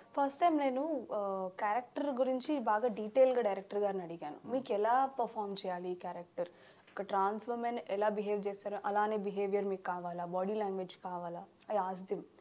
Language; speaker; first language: Telugu; early bilingual, heritage; Telugu